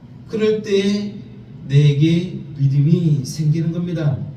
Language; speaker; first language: Korean; native; Korean